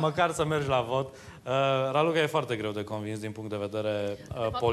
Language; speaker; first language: Romanian; native; Romanian